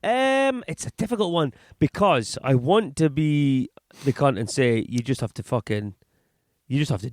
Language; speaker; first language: English; native; English